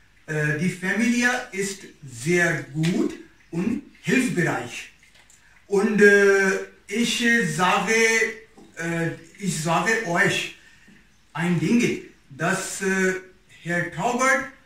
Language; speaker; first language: German; non-native, learner; Urdu